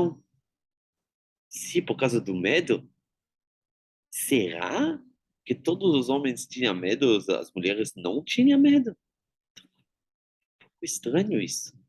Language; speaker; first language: Portuguese; non-native, fluent; Hebrew